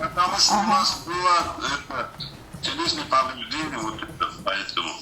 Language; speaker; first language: Russian; non-native, learner; Uzbek